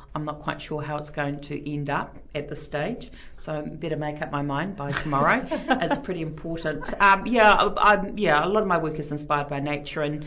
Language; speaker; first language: English; native; English